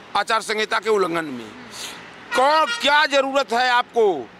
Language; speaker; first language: Hindi; native; Hindi